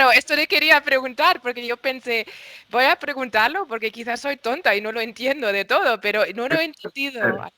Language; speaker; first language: Spanish; non-native, fluent; German